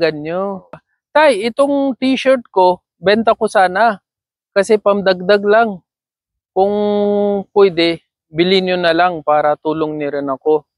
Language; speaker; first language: Filipino; non-native, learner; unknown